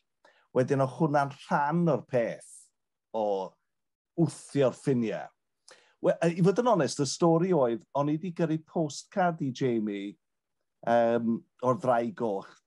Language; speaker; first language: Welsh; native; Welsh